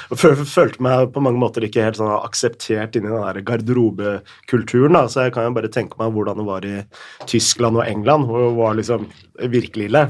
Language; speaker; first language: Norwegian; native; Norwegian